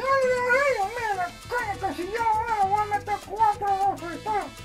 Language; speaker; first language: Spanish; early bilingual, heritage; Spanish